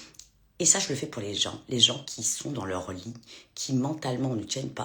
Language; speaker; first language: French; native; French